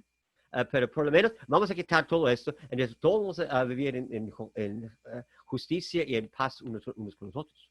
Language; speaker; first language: Spanish; non-native, fluent; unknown